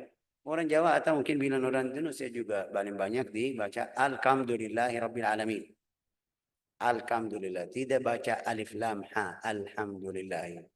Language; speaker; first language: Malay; non-native, fluent; Arabic